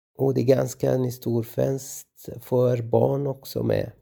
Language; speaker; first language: Swedish; non-native, learner; Arabic